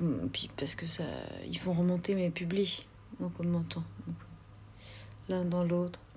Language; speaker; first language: French; native; French